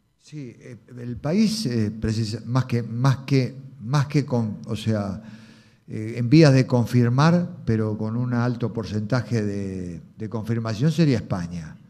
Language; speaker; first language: Spanish; native; Spanish